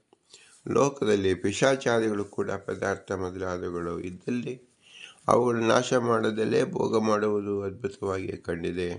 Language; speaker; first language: Kannada; native; Kannada